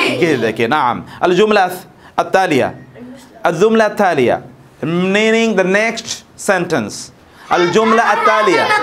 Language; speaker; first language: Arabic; non-native, fluent; Bangla